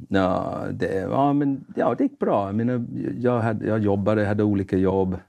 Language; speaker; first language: Swedish; non-native, fluent; English